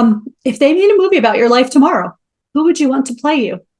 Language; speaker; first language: English; native; English